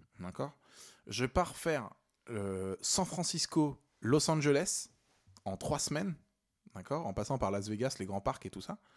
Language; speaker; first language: French; native; French